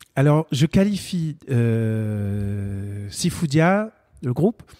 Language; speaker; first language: French; native; French